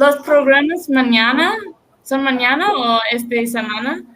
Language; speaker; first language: Spanish; non-native, learner; English